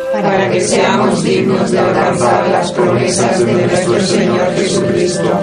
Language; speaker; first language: Spanish; native; Spanish